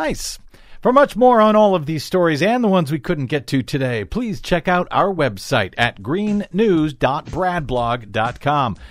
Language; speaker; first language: English; native; English